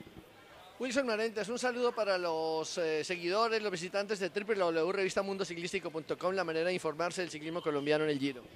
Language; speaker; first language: Spanish; native; Spanish